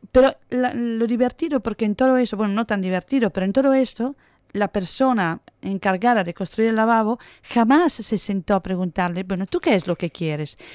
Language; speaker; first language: Spanish; non-native, fluent; Italian